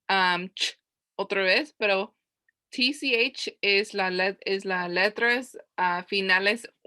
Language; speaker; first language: Spanish; non-native, learner; English